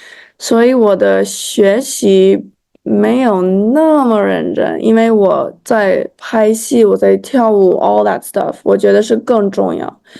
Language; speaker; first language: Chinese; early bilingual, heritage; Chinese